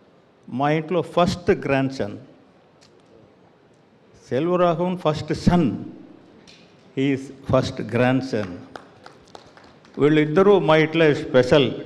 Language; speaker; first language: Telugu; non-native, learner; Tamil